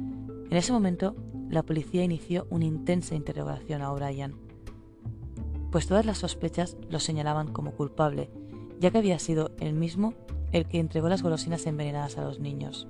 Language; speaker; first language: Spanish; native; Spanish